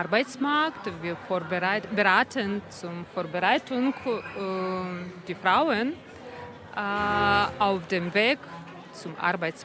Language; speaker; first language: German; non-native, learner; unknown